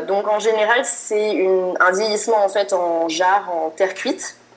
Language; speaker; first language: French; native; French